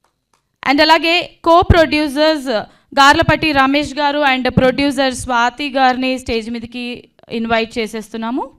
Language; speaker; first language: Telugu; native; Telugu